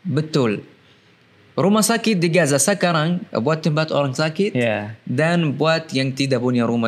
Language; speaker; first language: Indonesian; non-native, fluent; Arabic